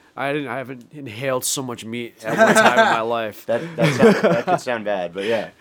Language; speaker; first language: English; native; English